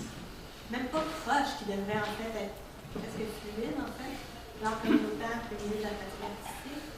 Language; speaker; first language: French; native; French